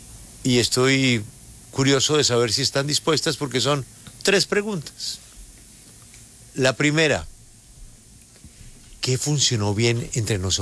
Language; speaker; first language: Spanish; native; Spanish